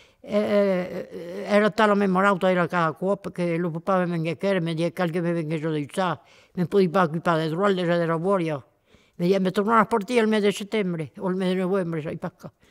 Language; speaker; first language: Occitan; native; Occitan